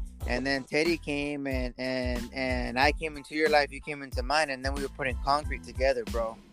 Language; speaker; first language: English; native; English